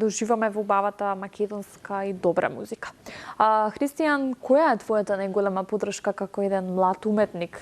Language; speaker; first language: Macedonian; native; Macedonian